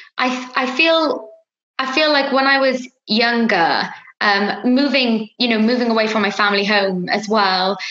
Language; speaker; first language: English; native; English